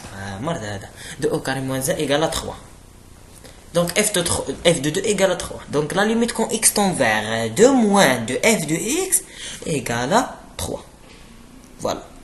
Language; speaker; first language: French; non-native, local second language; Arabic